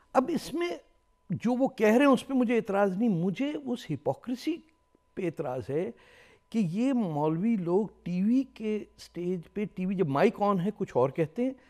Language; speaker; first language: Urdu; native; Urdu